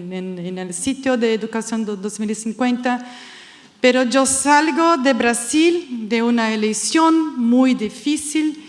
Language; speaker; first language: Spanish; non-native, fluent; Portuguese